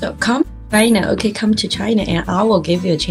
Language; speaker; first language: English; non-native, learner; Chinese